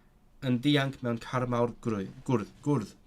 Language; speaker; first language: Welsh; non-native, learner; Cantonese